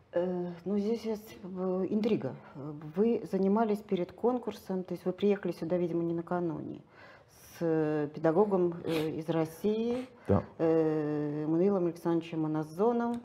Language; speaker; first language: Russian; native; Russian